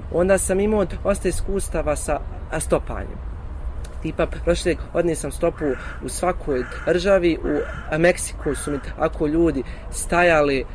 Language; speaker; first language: Bosnian; native; Bosnian